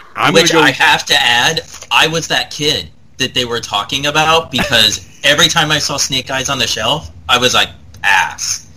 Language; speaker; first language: English; native; English